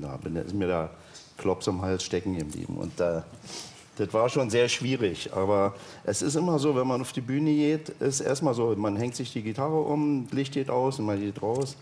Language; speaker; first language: German; native; German